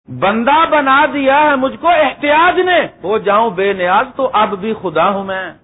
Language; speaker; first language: Urdu; non-native, local second language; Punjabi